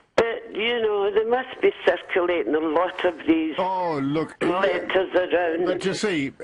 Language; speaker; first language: English; non-native, fluent; Finnish